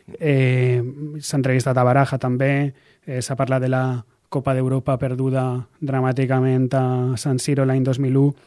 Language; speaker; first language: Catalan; native; Catalan